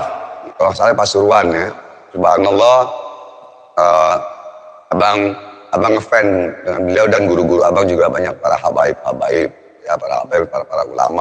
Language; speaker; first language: Indonesian; native; Indonesian